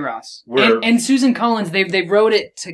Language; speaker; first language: English; native; English